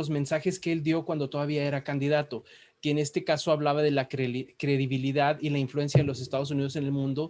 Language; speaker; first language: Spanish; native; Spanish